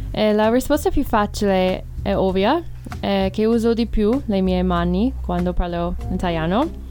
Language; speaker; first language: Italian; non-native, fluent; English